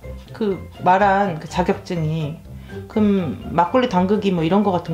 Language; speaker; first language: Korean; native; Korean